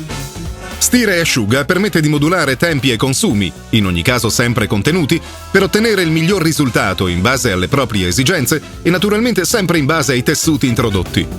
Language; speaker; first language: Italian; native; Italian